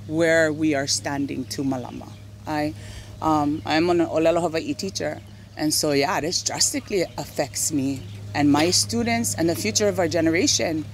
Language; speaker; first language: English; native; English